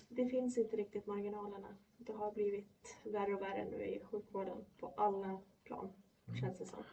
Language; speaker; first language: Swedish; early bilingual, other home language; Polish